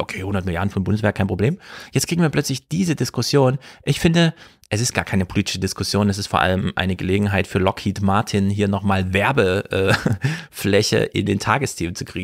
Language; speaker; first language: German; native; German